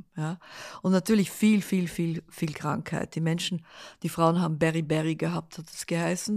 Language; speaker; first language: German; early bilingual, other home language; Dutch